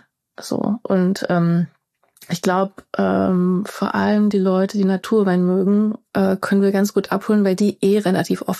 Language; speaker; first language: German; native; German